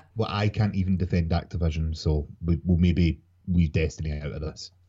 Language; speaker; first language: English; native; English